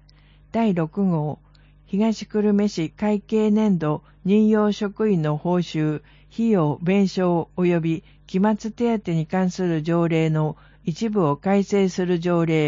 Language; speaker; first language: Japanese; native; Japanese